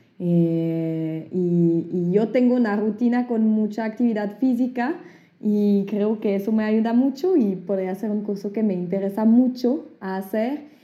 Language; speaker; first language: Spanish; non-native, fluent; French